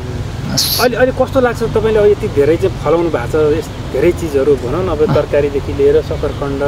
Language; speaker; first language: Nepali; native; Nepali